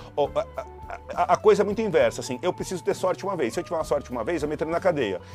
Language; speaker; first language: Portuguese; native; Portuguese